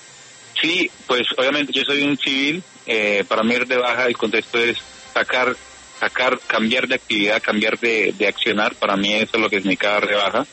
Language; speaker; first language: Spanish; native; Spanish